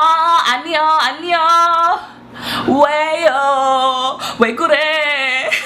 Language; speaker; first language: Korean; non-native, learner; English